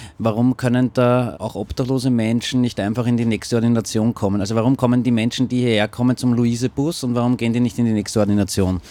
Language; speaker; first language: German; native; German